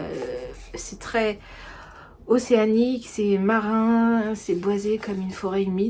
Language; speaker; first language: French; native; French